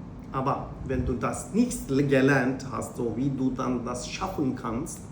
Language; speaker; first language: German; non-native, learner; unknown